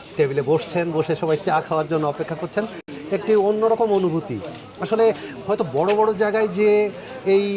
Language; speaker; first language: Bangla; native; Bangla